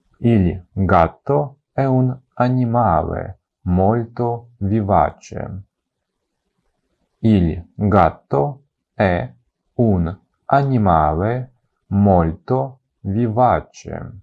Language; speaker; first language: Italian; non-native, fluent; Ukrainian